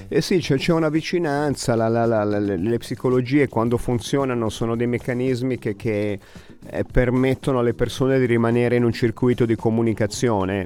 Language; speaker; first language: Italian; native; Italian